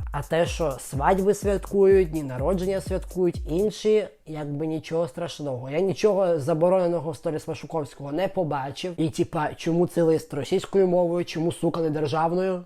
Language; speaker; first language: Ukrainian; native; Ukrainian